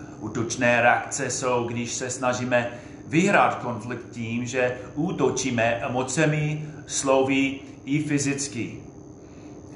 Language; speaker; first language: Czech; non-native, fluent; English